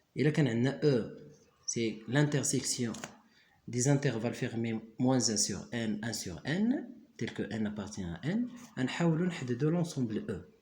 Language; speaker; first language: French; non-native, local second language; Arabic